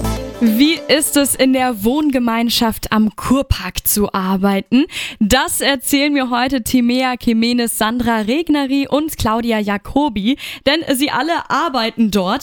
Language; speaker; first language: German; native; German